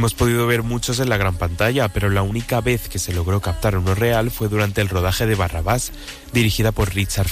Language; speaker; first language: Spanish; native; Spanish